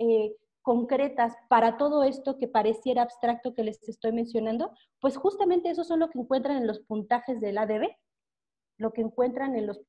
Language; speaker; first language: Spanish; native; Spanish